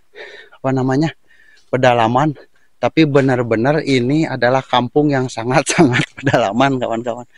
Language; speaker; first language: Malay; non-native, local second language; Sundanese